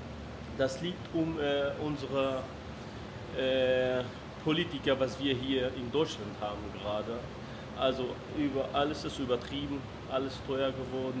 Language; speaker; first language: German; non-native, learner; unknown